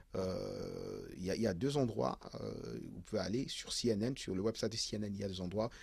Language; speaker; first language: French; non-native, local second language; Haitian Creole